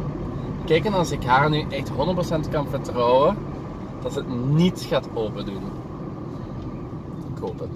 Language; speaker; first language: Dutch; native; Dutch